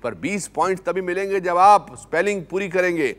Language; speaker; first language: Hindi; native; Hindi